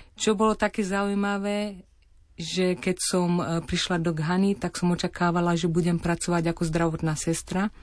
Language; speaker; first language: Slovak; native; Slovak